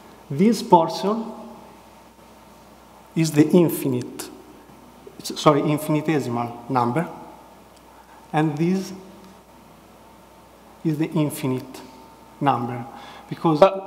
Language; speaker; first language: English; non-native, fluent; Italian